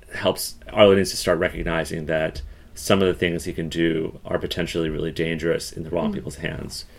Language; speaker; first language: English; native; English